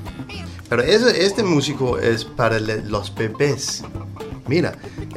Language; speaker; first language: Spanish; non-native, learner; Danish